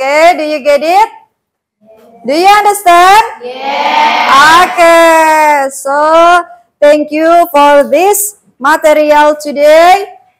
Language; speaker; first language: English; non-native, learner; Indonesian